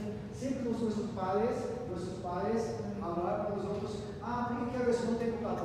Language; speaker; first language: Spanish; non-native, learner; Portuguese